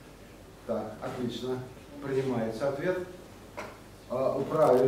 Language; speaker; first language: Russian; native; Russian